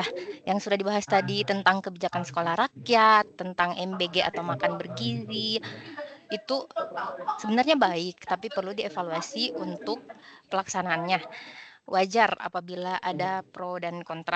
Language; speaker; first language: Indonesian; native; Indonesian